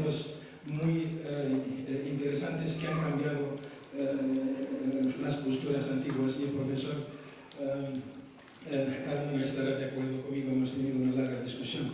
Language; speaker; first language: Spanish; non-native, fluent; Arabic